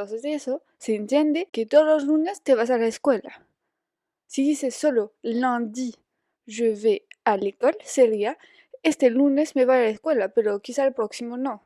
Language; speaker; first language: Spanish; non-native, fluent; French